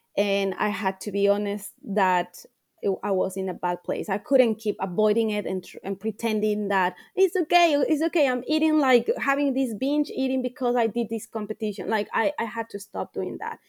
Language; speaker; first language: English; non-native, fluent; Spanish